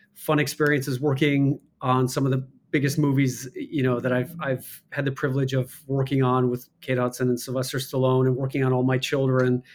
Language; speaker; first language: English; native; English